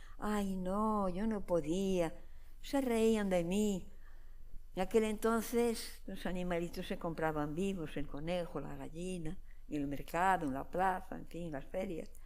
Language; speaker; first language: Spanish; non-native, local second language; Galician